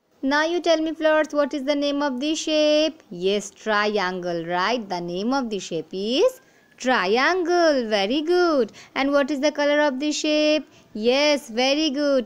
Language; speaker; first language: English; non-native, local second language; Bangla